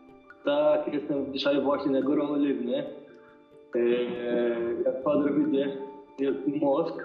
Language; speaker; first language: Polish; non-native, fluent; Arabic